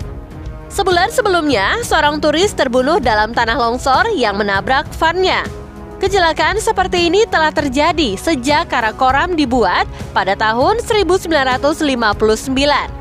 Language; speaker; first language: Indonesian; native; Indonesian